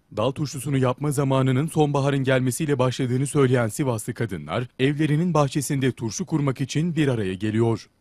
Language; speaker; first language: Turkish; native; Turkish